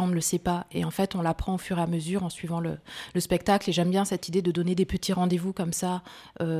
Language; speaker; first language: French; early bilingual, other home language; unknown